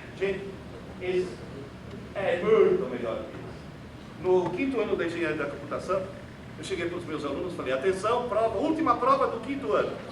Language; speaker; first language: Portuguese; early bilingual, other home language; Italian